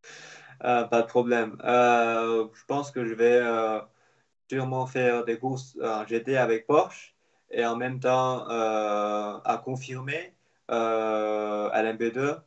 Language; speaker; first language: French; non-native, fluent; Chinese